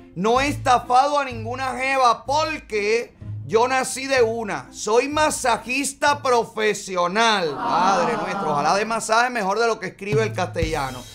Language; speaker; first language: Spanish; native; Spanish